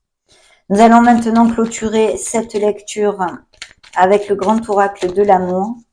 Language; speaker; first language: French; native; French